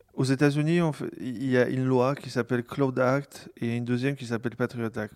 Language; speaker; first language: French; non-native, fluent; Polish